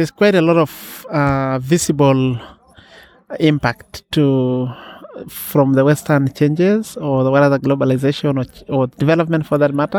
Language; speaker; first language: English; non-native, local second language; Masai